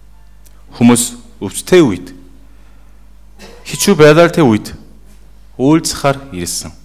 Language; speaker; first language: Mongolian; non-native, fluent; Korean